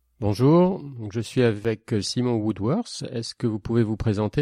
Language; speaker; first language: French; native; French